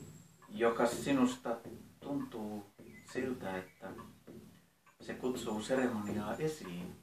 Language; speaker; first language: Finnish; native; Finnish